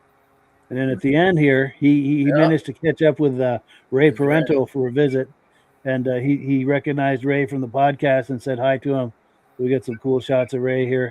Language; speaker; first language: English; native; English